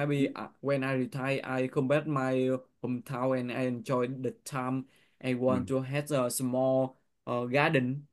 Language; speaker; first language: English; non-native, learner; Vietnamese